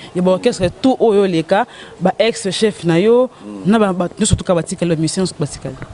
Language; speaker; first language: Lingala; native; Lingala